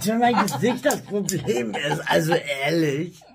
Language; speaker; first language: German; native; German